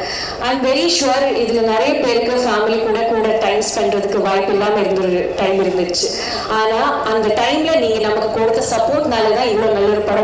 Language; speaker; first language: Tamil; non-native, fluent; Malayalam